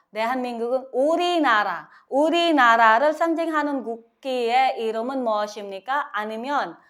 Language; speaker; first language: Korean; non-native, learner; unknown